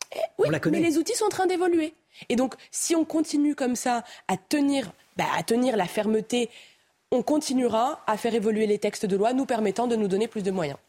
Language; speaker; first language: French; native; French